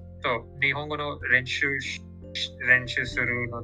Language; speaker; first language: Japanese; non-native, learner; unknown